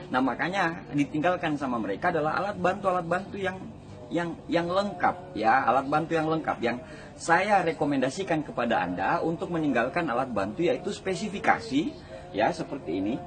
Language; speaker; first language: Indonesian; native; Indonesian